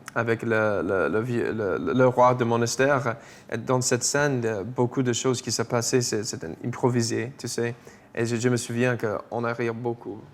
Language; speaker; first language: French; non-native, fluent; English